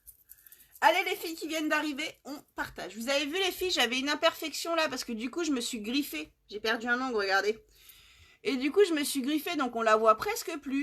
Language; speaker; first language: French; native; French